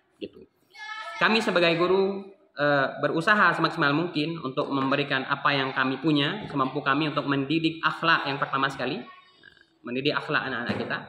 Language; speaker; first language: Indonesian; non-native, local second language; Achinese